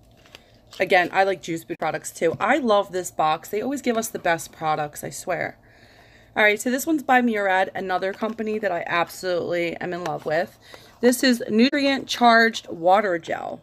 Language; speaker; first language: English; native; English